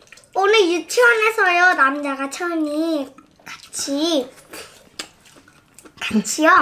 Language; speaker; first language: Korean; early bilingual, other home language; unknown